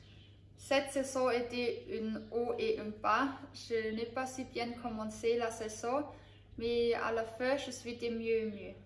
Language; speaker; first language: French; non-native, learner; German